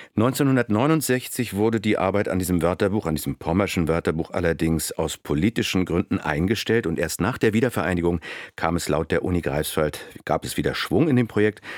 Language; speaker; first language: German; native; German